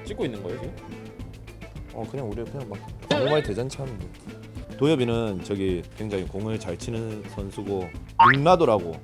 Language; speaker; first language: Korean; native; Korean